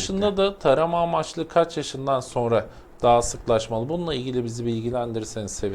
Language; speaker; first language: Turkish; native; Turkish